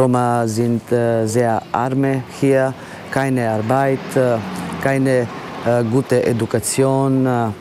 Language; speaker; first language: German; non-native, learner; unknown